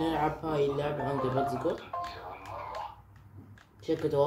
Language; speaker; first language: Arabic; native; Arabic